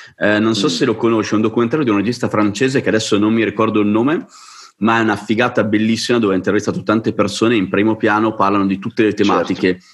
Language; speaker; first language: Italian; native; Italian